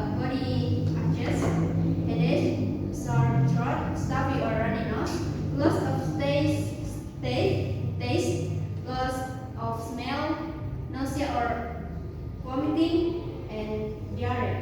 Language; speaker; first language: English; non-native, learner; Indonesian